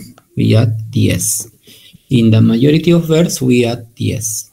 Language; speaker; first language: English; non-native, learner; Spanish